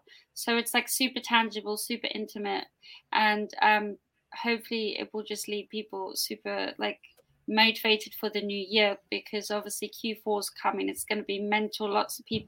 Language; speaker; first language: English; native; English